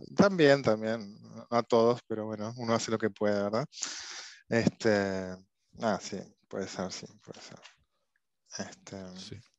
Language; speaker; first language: Spanish; native; Spanish